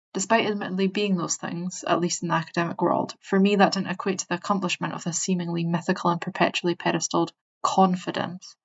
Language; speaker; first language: English; native; English